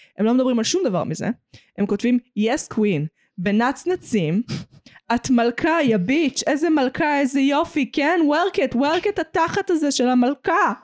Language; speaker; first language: Hebrew; native; Hebrew